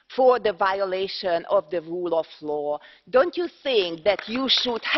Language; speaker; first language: English; non-native, fluent; Hungarian